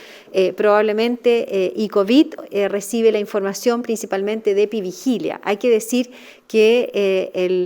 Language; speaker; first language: Spanish; native; Spanish